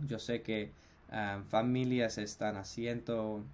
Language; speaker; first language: Spanish; non-native, fluent; English